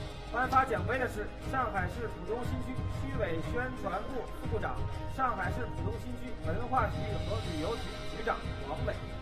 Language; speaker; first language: Chinese; native; Chinese